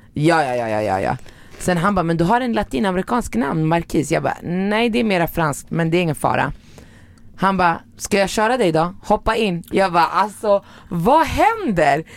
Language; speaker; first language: Swedish; early bilingual, other home language; Arabic